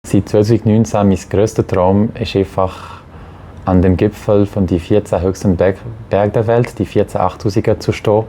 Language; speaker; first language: German; non-native, local second language; French